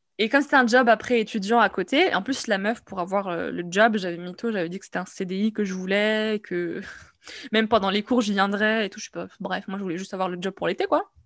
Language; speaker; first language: French; non-native, local second language; Arabic